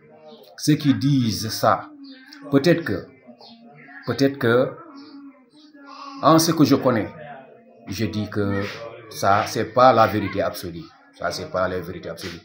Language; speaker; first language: French; non-native, local second language; Wolof